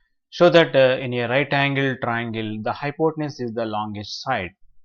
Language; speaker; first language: English; non-native, local second language; Telugu